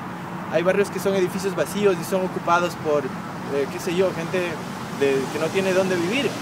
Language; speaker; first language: Spanish; native; Spanish